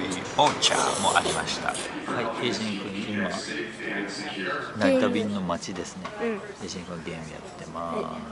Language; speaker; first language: Japanese; native; Japanese